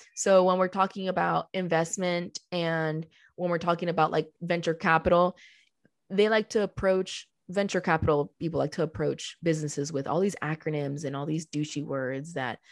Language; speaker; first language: English; early bilingual, other home language; Spanish